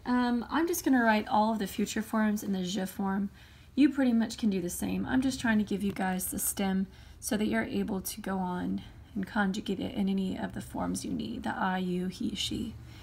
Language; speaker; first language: English; native; English